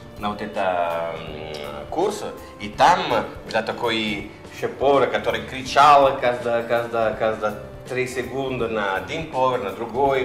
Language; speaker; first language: Russian; non-native, learner; Italian